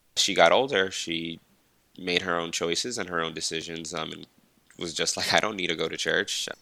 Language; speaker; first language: English; early bilingual, other home language; Spanish